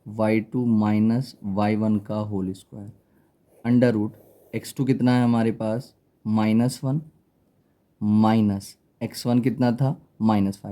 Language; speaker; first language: Hindi; native; Hindi